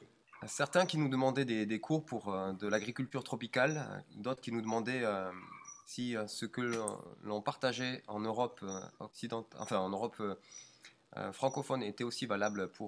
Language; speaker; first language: French; native; French